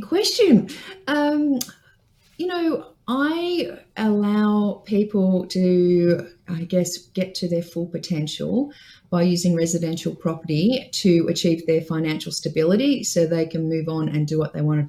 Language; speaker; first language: English; native; English